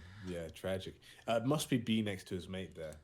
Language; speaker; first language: English; native; English